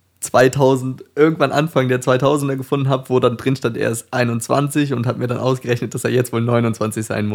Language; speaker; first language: German; native; German